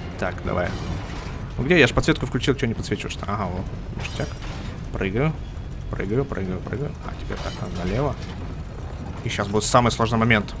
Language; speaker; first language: Russian; native; Russian